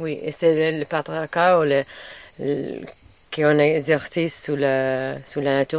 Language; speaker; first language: French; non-native, fluent; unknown